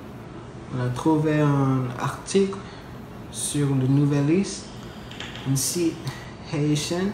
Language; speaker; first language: French; non-native, learner; English